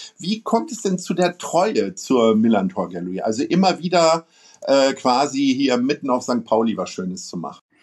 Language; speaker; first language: German; native; German